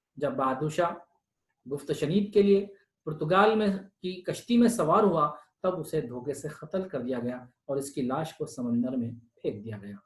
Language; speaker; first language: Urdu; native; Urdu